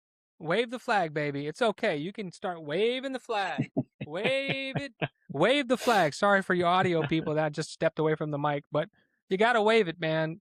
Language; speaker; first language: English; native; English